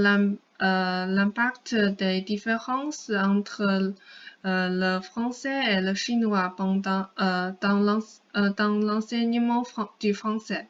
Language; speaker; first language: French; non-native, fluent; Chinese